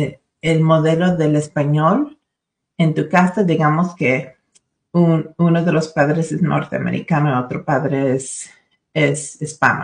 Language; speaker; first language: Spanish; early bilingual, other home language; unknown